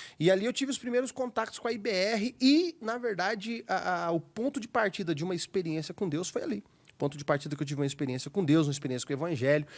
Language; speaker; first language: Portuguese; native; Portuguese